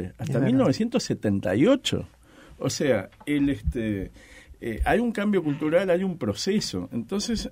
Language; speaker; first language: Spanish; native; Spanish